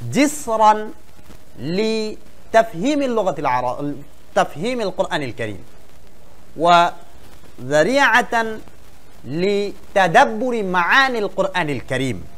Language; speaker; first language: Arabic; non-native, fluent; Bangla